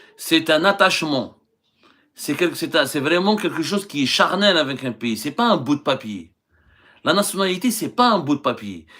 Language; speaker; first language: French; non-native, local second language; Arabic